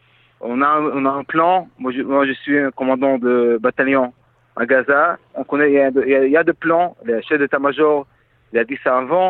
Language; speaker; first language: French; non-native, fluent; Hebrew